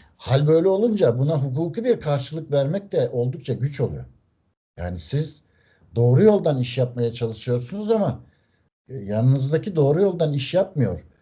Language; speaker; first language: Turkish; native; Turkish